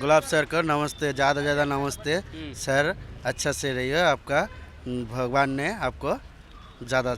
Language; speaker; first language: Hindi; non-native, local second language; Bangla